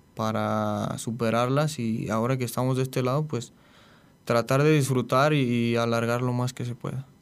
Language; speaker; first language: Spanish; native; Spanish